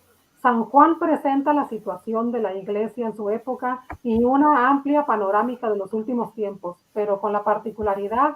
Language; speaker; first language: Spanish; native; Spanish